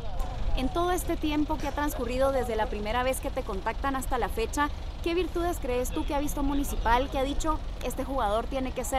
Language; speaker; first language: Spanish; native; Spanish